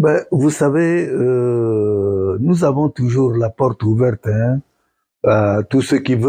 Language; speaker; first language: French; non-native, local second language; Sango